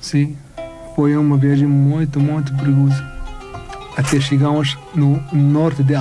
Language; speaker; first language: Portuguese; non-native, learner; Arabic